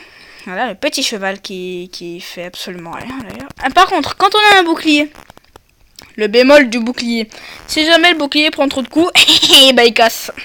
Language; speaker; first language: French; native; French